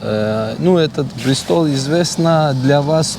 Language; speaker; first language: Russian; non-native, learner; Georgian